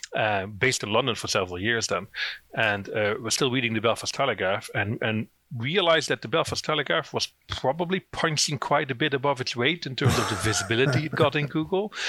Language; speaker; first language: English; non-native, fluent; Dutch